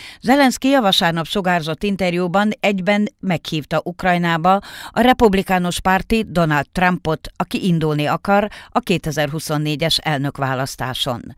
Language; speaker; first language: Hungarian; native; Hungarian